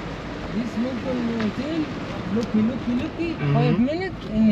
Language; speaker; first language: English; non-native, learner; Arabic